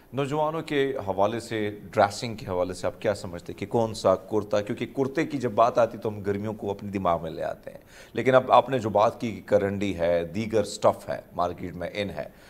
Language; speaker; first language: Urdu; non-native, local second language; Punjabi